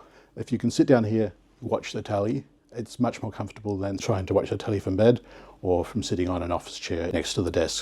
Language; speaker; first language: English; native; English